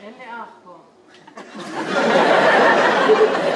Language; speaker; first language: Hebrew; non-native, local second language; Arabic